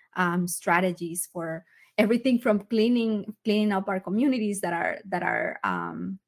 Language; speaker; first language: English; early bilingual, other home language; Spanish